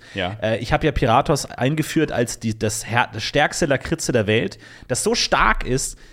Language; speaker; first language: German; native; German